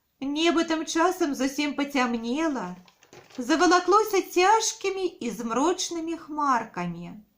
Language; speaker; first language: Belarusian; non-native, local second language; Russian